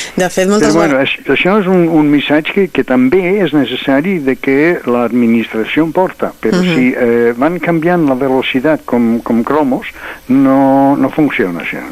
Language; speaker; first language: Catalan; non-native, local second language; Spanish